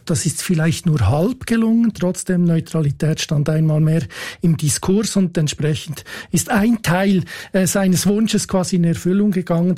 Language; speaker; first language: German; native; German